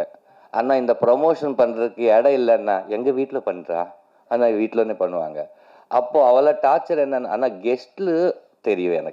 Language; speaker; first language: Tamil; non-native, learner; Telugu